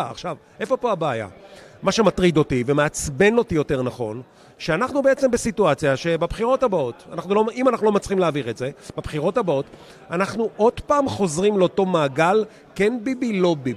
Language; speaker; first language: Hebrew; native; Hebrew